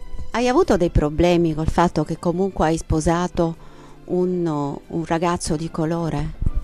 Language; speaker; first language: Italian; native; Italian